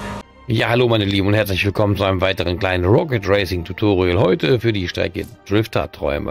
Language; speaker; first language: German; native; German